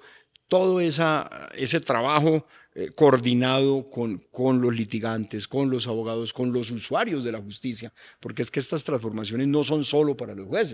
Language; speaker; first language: Spanish; native; Spanish